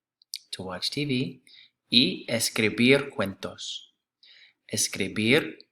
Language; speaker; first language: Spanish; non-native, fluent; English